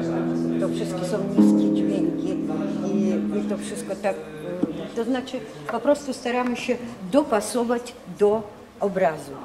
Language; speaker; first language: Polish; non-native, learner; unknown